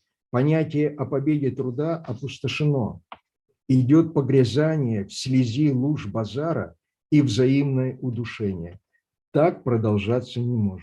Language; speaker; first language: Russian; native; Russian